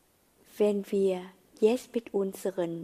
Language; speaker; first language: German; non-native, fluent; Vietnamese